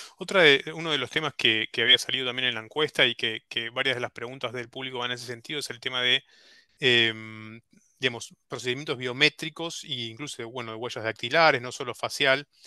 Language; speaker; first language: Spanish; native; Spanish